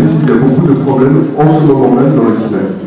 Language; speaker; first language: French; native; French